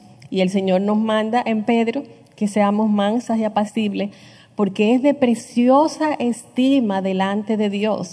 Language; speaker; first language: Spanish; native; Spanish